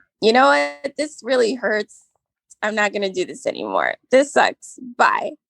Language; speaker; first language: English; native; English